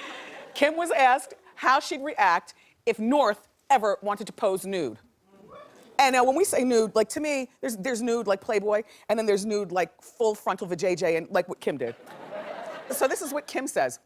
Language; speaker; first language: English; native; English